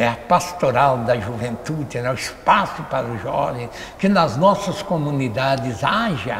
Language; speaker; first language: Portuguese; native; Portuguese